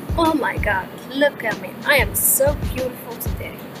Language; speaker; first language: English; non-native, fluent; Arabic